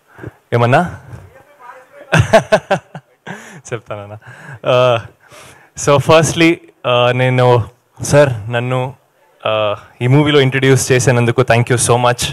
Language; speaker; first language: Telugu; non-native, learner; Kannada